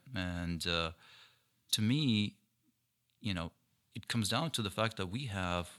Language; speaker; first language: English; non-native, fluent; Ukrainian